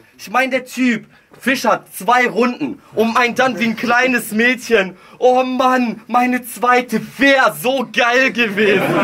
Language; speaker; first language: German; early bilingual, other home language; Russian